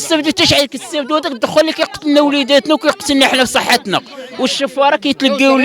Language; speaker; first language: Arabic; native; Arabic